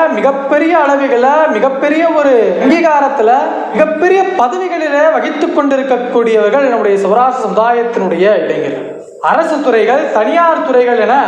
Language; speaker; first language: Tamil; non-native, local second language; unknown